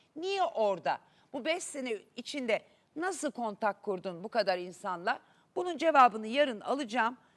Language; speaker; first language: Turkish; native; Turkish